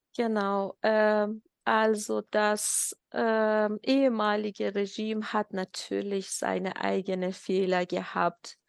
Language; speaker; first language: German; non-native, fluent; Persian